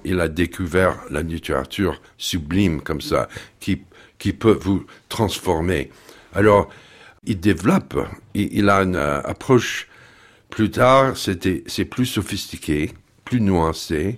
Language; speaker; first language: French; non-native, fluent; English